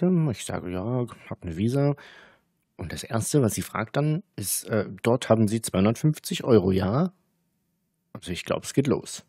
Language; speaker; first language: German; native; German